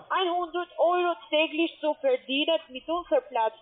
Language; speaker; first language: German; non-native, learner; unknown